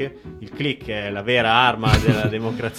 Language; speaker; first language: Italian; native; Italian